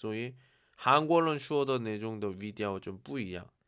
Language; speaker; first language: Chinese; non-native, learner; Korean